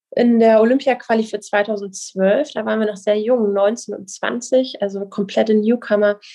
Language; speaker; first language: German; native; German